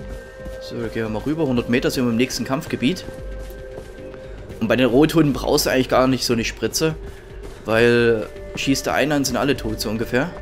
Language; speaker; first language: German; native; German